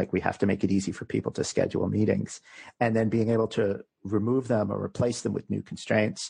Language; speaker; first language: English; native; English